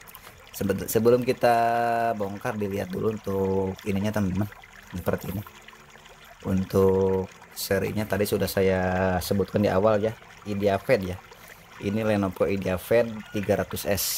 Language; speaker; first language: Indonesian; native; Indonesian